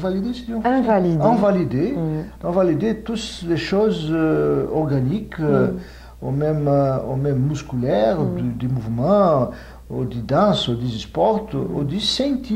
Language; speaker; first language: French; non-native, fluent; Portuguese